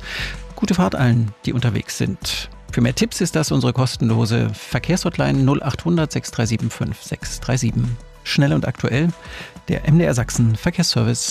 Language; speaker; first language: German; native; German